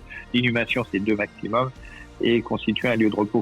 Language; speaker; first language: French; native; French